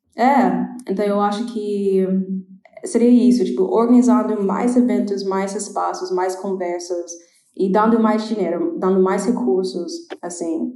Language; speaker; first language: Portuguese; non-native, fluent; English